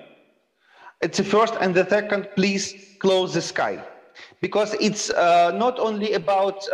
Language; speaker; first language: English; non-native, fluent; Ukrainian